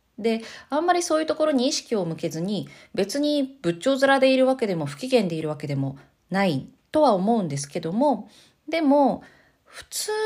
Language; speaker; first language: Japanese; native; Japanese